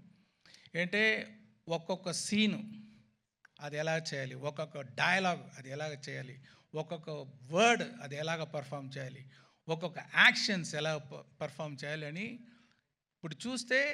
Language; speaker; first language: Telugu; non-native, fluent; Tamil